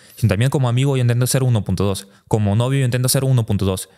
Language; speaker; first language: Spanish; early bilingual, other home language; Russian